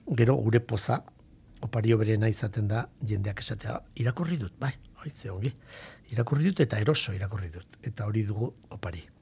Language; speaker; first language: Basque; non-native, local second language; Spanish